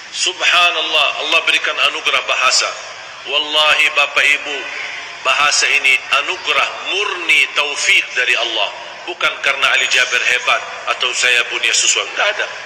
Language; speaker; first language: Malay; non-native, fluent; Arabic